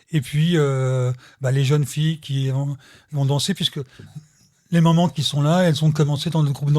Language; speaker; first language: French; native; French